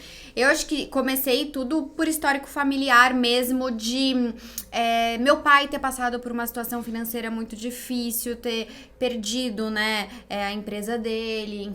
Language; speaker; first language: Portuguese; native; Portuguese